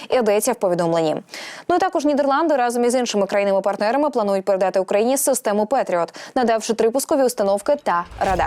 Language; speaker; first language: Ukrainian; native; Ukrainian